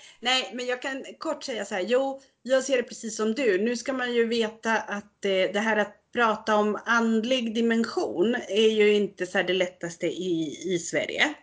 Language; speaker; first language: Swedish; early bilingual, other home language; Spanish